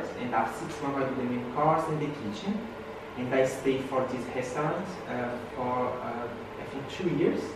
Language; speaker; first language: English; non-native, learner; Portuguese